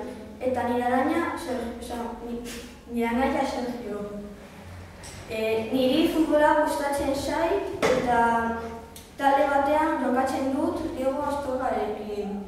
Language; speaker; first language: Basque; non-native, local second language; Spanish